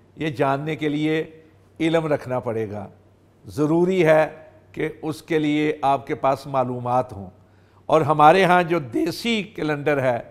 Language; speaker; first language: Urdu; non-native, local second language; Punjabi